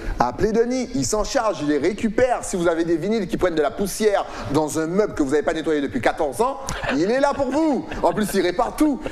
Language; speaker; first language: French; native; French